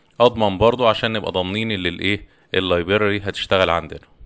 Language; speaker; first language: Arabic; native; Arabic